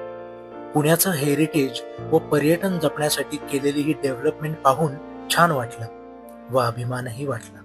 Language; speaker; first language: Marathi; native; Marathi